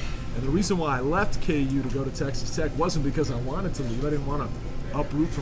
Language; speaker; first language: English; native; English